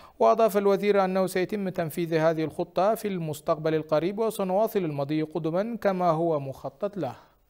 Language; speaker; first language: Arabic; non-native, fluent; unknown